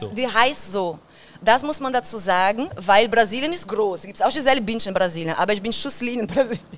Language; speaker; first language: German; non-native, fluent; Portuguese